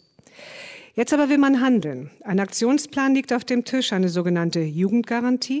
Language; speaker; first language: German; native; German